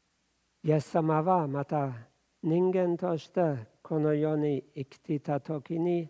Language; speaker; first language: Japanese; non-native, fluent; German